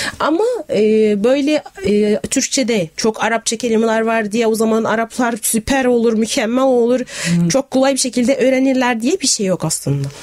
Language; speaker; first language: Turkish; non-native, fluent; Arabic